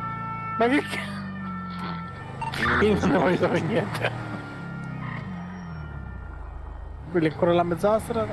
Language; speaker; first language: Italian; native; Italian